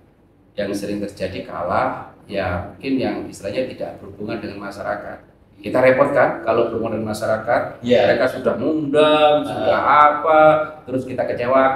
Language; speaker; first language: Indonesian; native; Indonesian